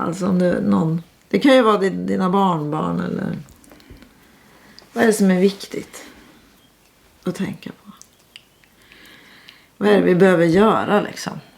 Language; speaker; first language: Swedish; native; Swedish